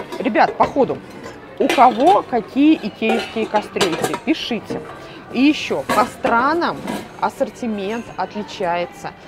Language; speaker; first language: Russian; native; Russian